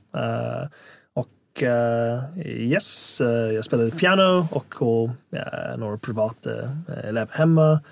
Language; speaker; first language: Swedish; non-native, fluent; English